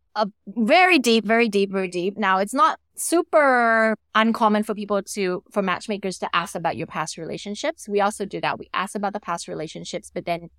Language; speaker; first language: English; non-native, fluent; Thai